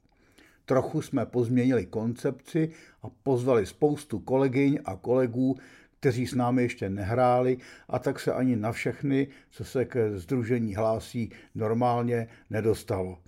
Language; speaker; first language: Czech; native; Czech